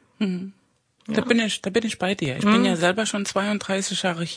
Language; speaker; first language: German; non-native, fluent; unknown